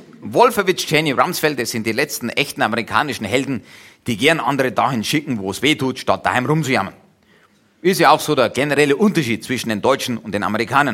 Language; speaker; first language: German; native; German